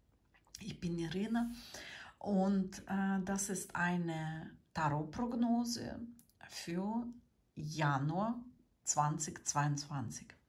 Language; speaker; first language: German; non-native, fluent; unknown